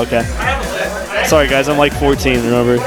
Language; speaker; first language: English; native; English